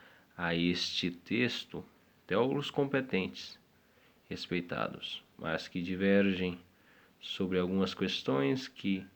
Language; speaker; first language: Portuguese; native; Portuguese